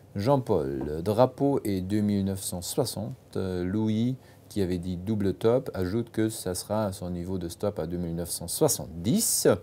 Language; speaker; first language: French; native; French